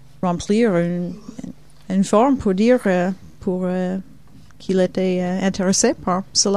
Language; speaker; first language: French; non-native, fluent; Swedish